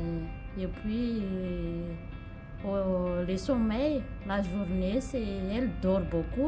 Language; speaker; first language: French; non-native, learner; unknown